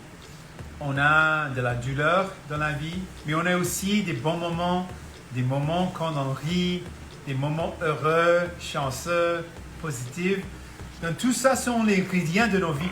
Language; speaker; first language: French; non-native, local second language; Punjabi